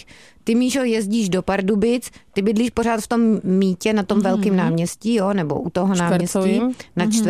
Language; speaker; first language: Czech; native; Czech